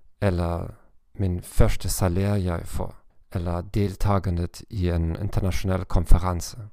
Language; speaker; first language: Swedish; non-native, learner; German